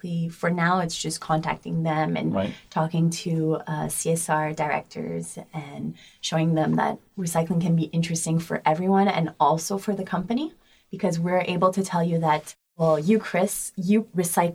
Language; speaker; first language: English; native; English